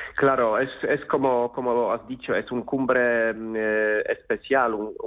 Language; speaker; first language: Spanish; non-native, fluent; Polish